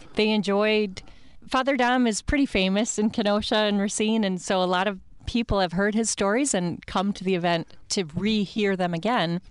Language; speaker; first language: English; early bilingual, other home language; Italian